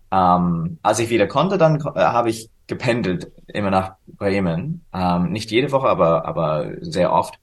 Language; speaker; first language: German; non-native, fluent; English